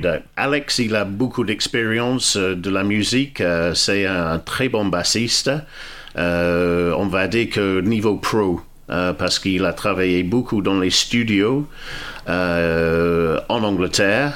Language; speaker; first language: French; non-native, fluent; English